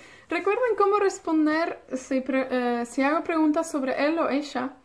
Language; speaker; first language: Spanish; non-native, fluent; Welsh